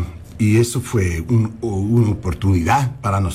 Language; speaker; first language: Spanish; early bilingual, heritage; English